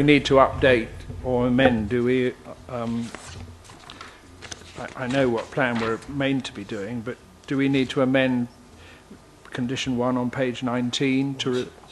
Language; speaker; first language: English; native; English